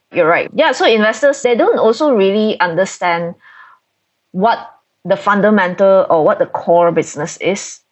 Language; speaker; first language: English; non-native, local second language; Cantonese